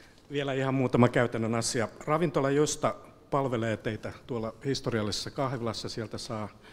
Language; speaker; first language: Finnish; native; Finnish